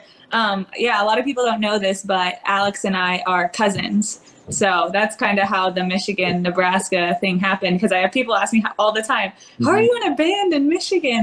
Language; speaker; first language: English; native; English